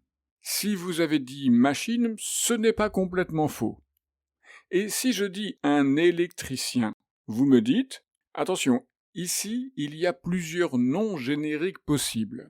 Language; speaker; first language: French; native; French